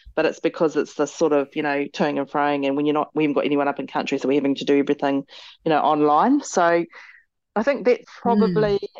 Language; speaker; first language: English; native; English